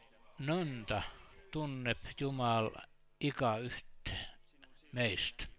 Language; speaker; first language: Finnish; non-native, learner; Estonian